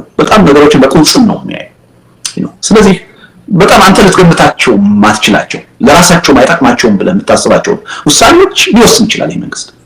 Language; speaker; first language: Amharic; native; Amharic